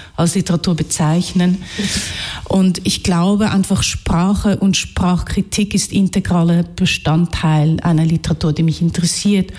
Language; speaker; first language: German; early bilingual, other home language; Hungarian